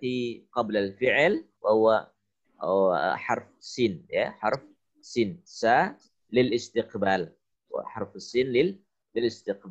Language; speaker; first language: Arabic; non-native, fluent; Indonesian